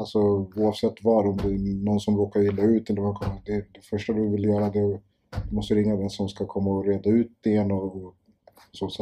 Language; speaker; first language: Swedish; early bilingual, other home language; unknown